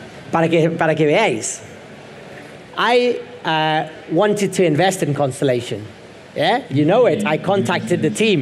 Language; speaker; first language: English; non-native, learner; Spanish